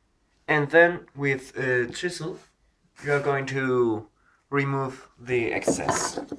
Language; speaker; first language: English; non-native, learner; Spanish